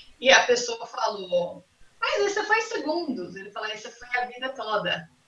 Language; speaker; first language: Portuguese; non-native, fluent; English